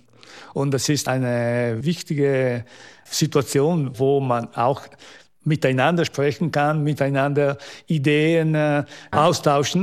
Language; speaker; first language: German; non-native, fluent; Italian